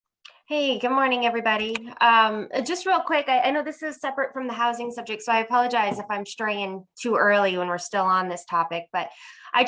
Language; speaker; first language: English; native; English